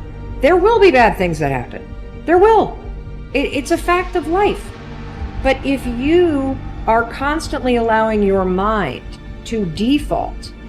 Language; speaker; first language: English; native; English